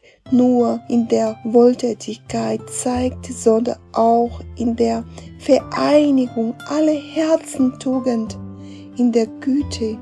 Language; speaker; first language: German; non-native, fluent; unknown